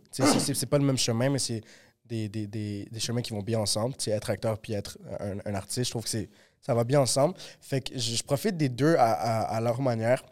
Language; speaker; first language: French; early bilingual, other home language; Spanish